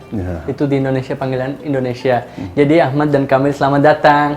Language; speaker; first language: Indonesian; native; Indonesian